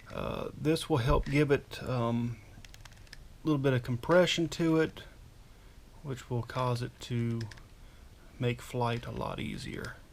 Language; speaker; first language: English; native; English